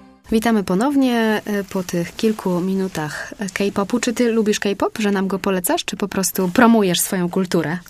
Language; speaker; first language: Polish; native; Polish